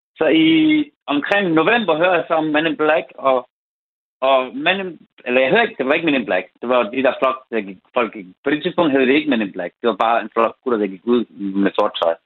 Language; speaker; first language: Danish; early bilingual, other home language; Persian